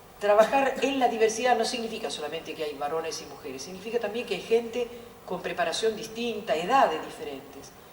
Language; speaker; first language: Spanish; non-native, fluent; Italian